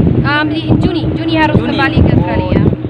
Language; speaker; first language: Indonesian; non-native, learner; English